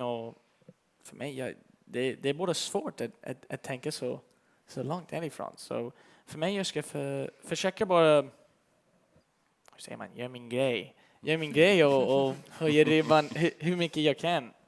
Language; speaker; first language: Swedish; early bilingual, heritage; English